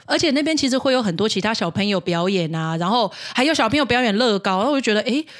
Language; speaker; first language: Chinese; native; Chinese